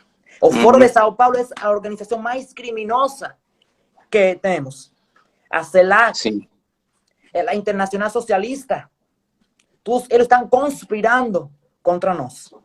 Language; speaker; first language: Portuguese; non-native, fluent; Spanish